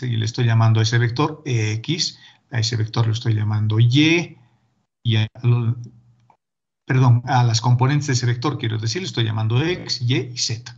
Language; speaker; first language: Spanish; native; Spanish